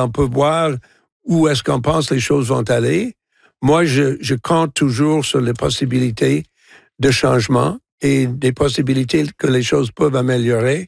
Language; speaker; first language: French; non-native, local second language; English